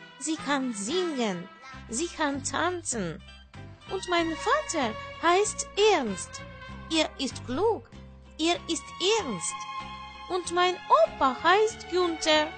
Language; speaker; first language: German; non-native, learner; Russian